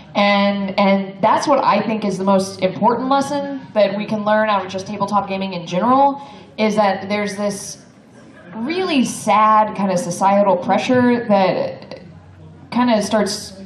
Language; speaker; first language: English; native; English